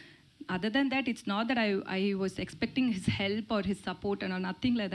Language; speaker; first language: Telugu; non-native, learner; Tamil